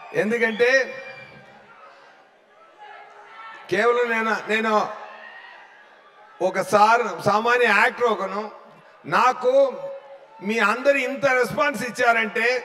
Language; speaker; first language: Telugu; non-native, fluent; Tamil